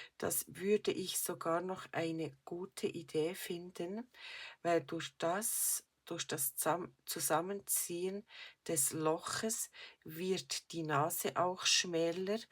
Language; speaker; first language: German; native; German